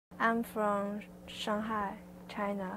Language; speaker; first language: English; non-native, learner; Chinese